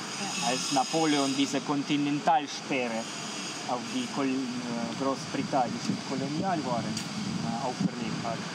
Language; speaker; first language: German; non-native, fluent; Ukrainian